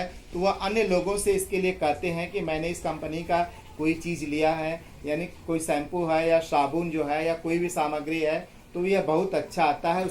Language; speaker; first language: Hindi; native; Hindi